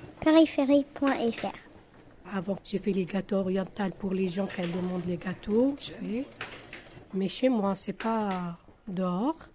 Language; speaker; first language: French; non-native, learner; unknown